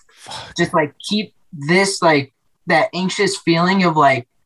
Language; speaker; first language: English; native; English